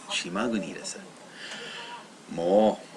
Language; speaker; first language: Japanese; non-native, learner; English